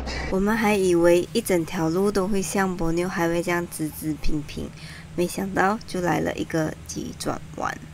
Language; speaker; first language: Chinese; native; Chinese